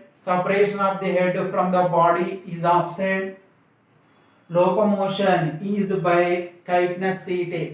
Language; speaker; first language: English; non-native, local second language; Telugu